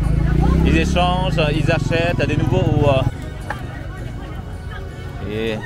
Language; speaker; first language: French; non-native, fluent; Vietnamese